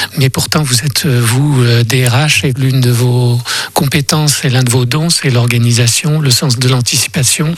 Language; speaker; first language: French; native; French